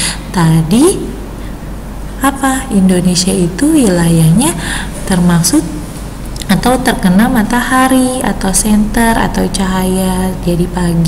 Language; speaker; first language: Indonesian; native; Indonesian